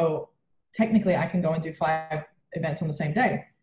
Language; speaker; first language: English; native; English